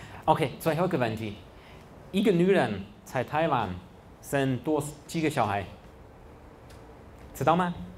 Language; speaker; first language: Chinese; non-native, fluent; German